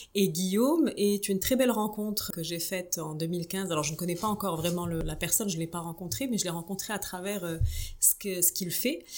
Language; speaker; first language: French; non-native, local second language; Arabic